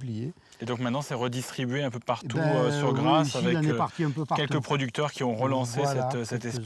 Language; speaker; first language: French; native; French